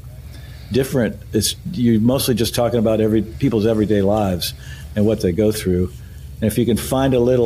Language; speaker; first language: English; native; English